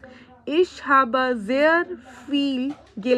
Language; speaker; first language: German; non-native, learner; Hindi